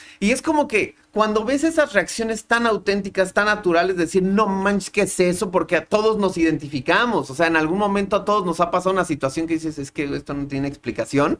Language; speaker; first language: Spanish; native; Spanish